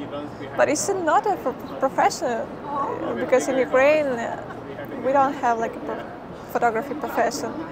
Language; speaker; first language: English; non-native, fluent; Ukrainian